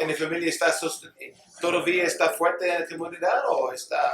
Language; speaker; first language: Spanish; non-native, learner; English